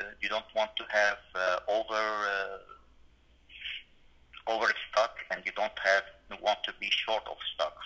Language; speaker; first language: English; non-native, learner; Arabic